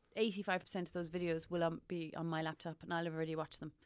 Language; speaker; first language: English; native; English